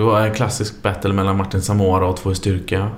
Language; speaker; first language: Swedish; native; Swedish